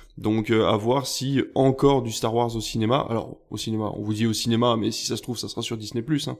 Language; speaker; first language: French; native; French